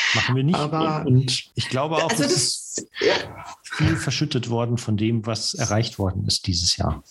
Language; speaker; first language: German; native; German